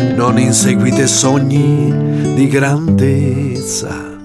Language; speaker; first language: Swedish; non-native, fluent; Italian